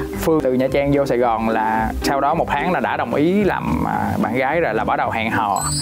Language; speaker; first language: Vietnamese; native; Vietnamese